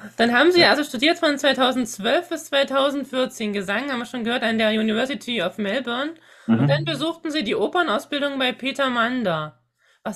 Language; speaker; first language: German; native; German